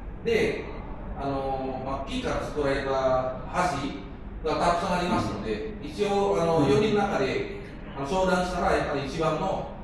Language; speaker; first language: Japanese; non-native, fluent; Indonesian